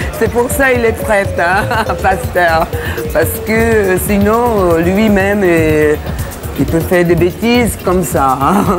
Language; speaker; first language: French; non-native, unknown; English